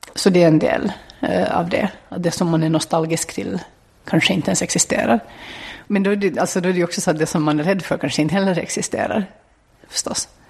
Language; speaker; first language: Swedish; native; Swedish